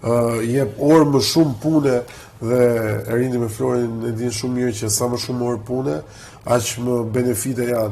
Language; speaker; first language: Albanian; native; Albanian